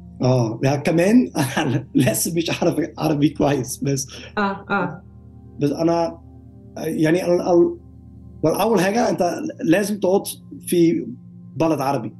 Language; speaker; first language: Arabic; non-native, learner; Dutch